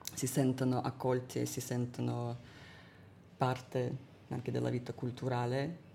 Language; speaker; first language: Italian; non-native, fluent; Russian